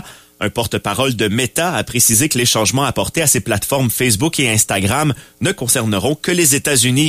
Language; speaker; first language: French; native; French